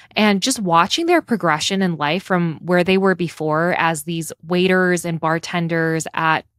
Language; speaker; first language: English; native; English